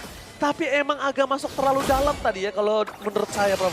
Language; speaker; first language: Indonesian; native; Indonesian